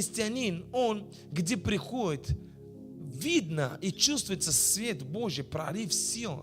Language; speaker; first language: Russian; non-native, fluent; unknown